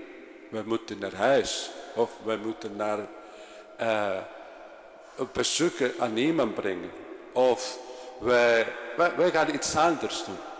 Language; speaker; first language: Dutch; non-native, fluent; Spanish